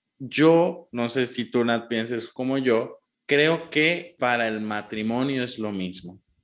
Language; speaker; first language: Spanish; native; Spanish